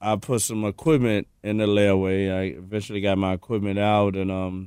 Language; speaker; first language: English; native; English